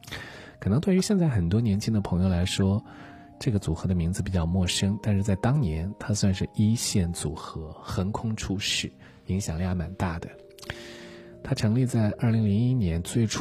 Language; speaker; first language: Chinese; native; Chinese